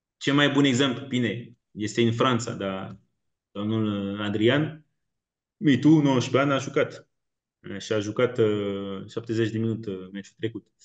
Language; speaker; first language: Romanian; non-native, fluent; French